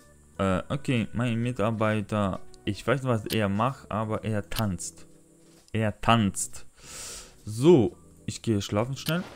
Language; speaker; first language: German; non-native, learner; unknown